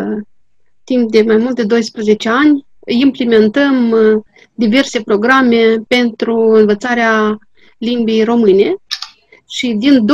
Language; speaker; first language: Romanian; non-native, local second language; Gagauz